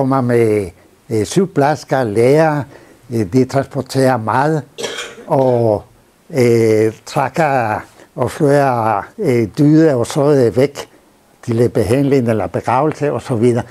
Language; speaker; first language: Danish; non-native, fluent; Spanish